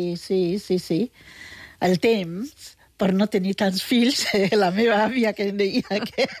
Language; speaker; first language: Catalan; non-native, fluent; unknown